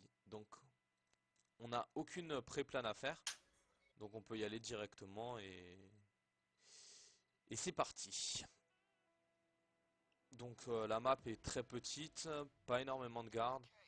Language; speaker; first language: French; native; French